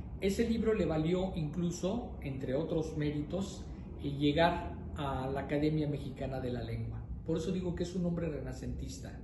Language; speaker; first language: Spanish; native; Spanish